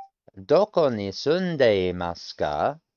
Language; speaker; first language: Japanese; non-native, learner; English